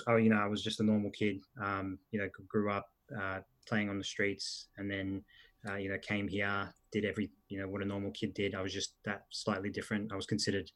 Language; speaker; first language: English; early bilingual, other home language; Italian